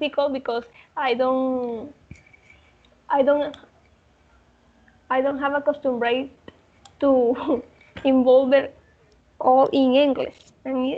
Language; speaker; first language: English; non-native, learner; Spanish